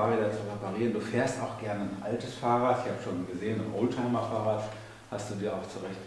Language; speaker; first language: German; native; German